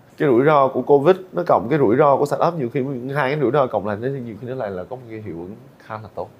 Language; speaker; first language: Vietnamese; native; Vietnamese